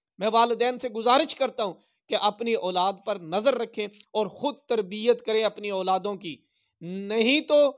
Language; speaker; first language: Urdu; non-native, local second language; Punjabi